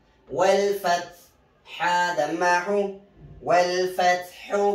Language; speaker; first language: Arabic; non-native, fluent; Oromo